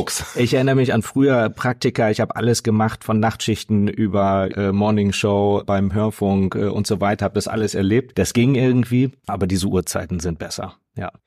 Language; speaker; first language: German; native; German